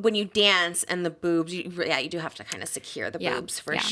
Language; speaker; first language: English; native; English